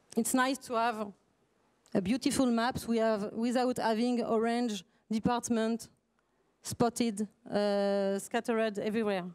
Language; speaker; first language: English; non-native, fluent; French